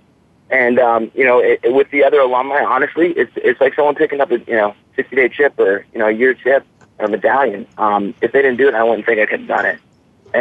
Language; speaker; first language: English; native; English